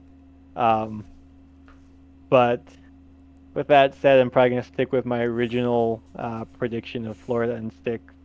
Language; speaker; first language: English; native; English